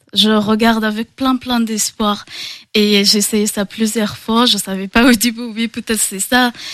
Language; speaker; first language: French; non-native, fluent; Persian